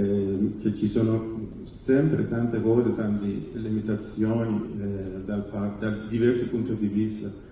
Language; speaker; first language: Italian; non-native, fluent; Persian